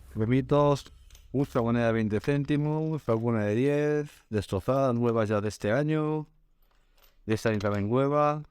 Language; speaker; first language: Spanish; native; Spanish